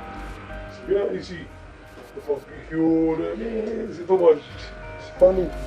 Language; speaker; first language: French; non-native, learner; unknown